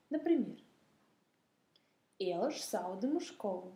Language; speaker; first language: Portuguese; non-native, fluent; Russian